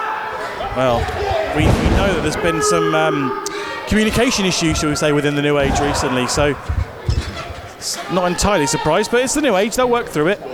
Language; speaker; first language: English; native; English